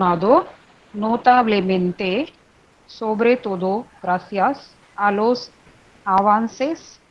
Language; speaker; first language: Spanish; non-native, learner; Hindi